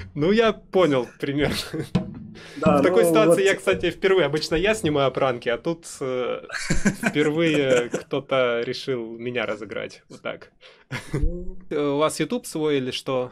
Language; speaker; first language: Russian; native; Russian